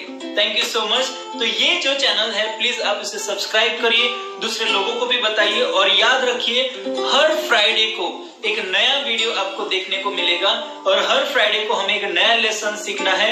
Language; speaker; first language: Hindi; non-native, local second language; Gujarati